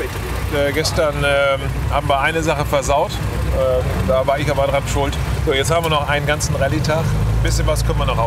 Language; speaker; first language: German; native; German